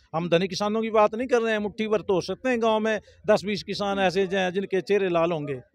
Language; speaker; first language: Hindi; native; Hindi